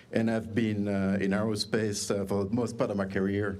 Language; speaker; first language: English; non-native, fluent; French